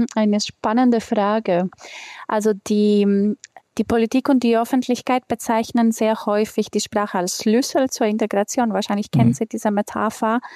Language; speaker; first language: German; non-native, fluent; Greek